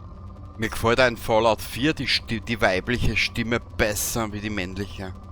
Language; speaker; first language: German; native; German